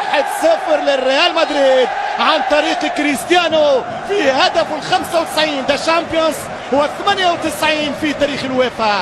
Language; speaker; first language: Arabic; native; Arabic